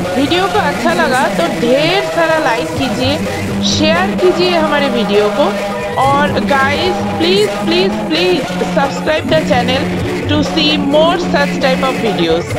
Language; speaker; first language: Hindi; non-native, local second language; Bangla